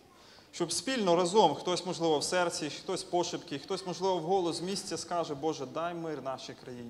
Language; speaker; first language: Ukrainian; native; Ukrainian